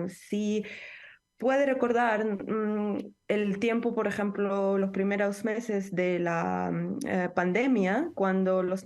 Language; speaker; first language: Spanish; non-native, fluent; Ukrainian